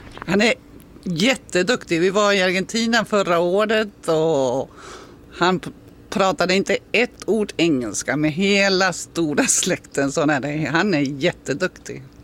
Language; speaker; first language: Swedish; non-native, fluent; Spanish